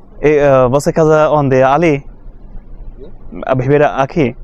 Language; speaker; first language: Portuguese; non-native, learner; Bangla